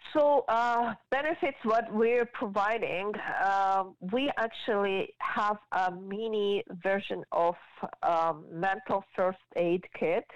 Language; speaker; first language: English; non-native, fluent; Georgian